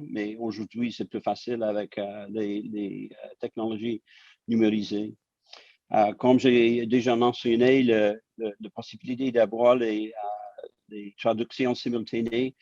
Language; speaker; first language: French; non-native, local second language; English